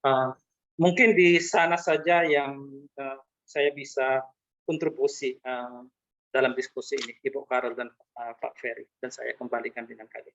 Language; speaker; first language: Indonesian; non-native, fluent; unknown